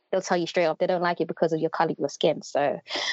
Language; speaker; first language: English; native; English